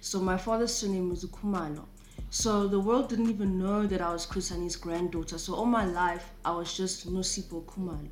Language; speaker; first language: English; non-native, local second language; Zulu